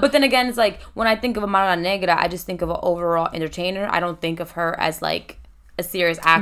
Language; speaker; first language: English; early bilingual, other home language; Spanish